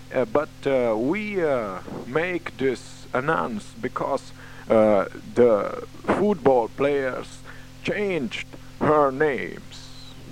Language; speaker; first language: English; non-native, learner; Romanian